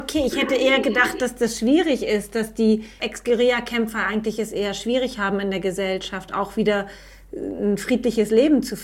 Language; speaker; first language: German; native; German